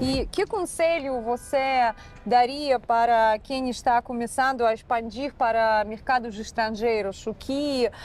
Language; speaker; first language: Portuguese; non-native, fluent; Russian